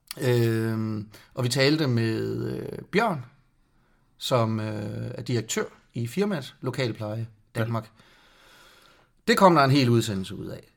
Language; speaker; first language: Danish; native; Danish